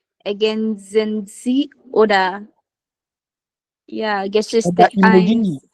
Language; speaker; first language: German; non-native, learner; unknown